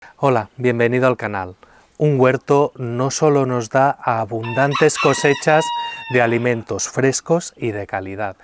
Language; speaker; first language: Spanish; native; Spanish